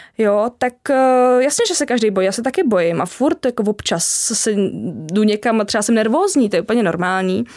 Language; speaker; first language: Czech; native; Czech